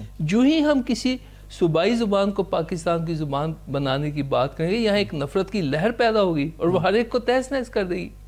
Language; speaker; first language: Urdu; non-native, local second language; Punjabi